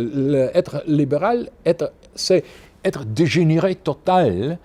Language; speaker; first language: French; non-native, fluent; Russian